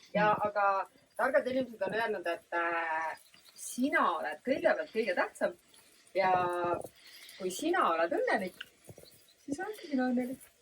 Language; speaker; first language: Estonian; native; Estonian